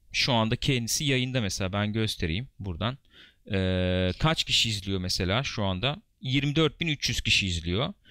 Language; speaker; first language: Turkish; native; Turkish